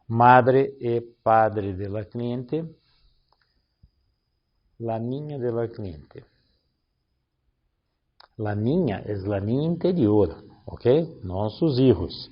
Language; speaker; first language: Spanish; non-native, learner; Portuguese